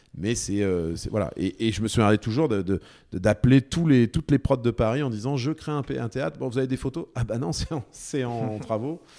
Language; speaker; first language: French; native; French